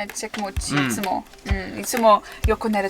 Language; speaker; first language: Japanese; non-native, learner; English